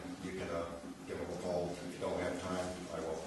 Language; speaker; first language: English; native; English